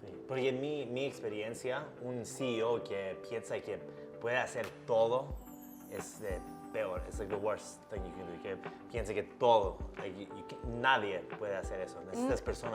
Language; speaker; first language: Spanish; non-native, learner; English